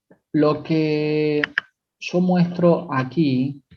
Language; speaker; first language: Spanish; native; Spanish